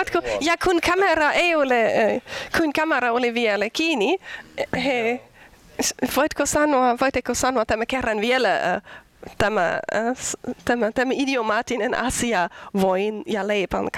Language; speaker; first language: Finnish; non-native, learner; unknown